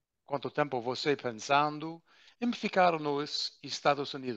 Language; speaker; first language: Portuguese; non-native, learner; English